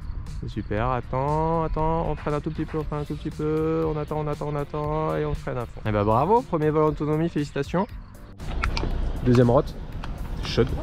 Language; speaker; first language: French; native; French